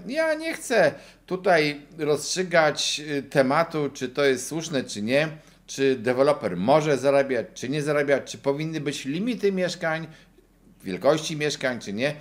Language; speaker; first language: Polish; native; Polish